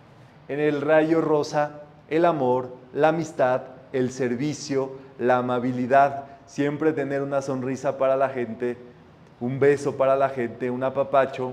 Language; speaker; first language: Spanish; native; Spanish